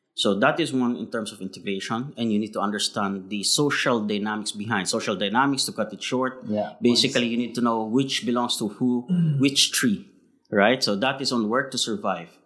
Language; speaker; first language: English; non-native, local second language; Filipino